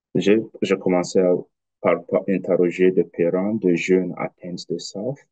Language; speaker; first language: French; non-native, learner; English